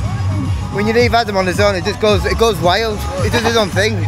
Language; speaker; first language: English; native; English